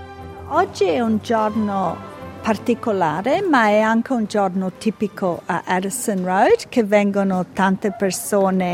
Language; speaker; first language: Italian; early bilingual, heritage; Italian